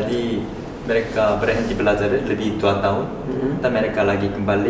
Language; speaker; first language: Indonesian; non-native, fluent; Korean